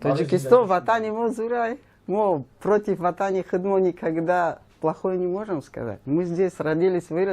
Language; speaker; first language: Russian; non-native, local second language; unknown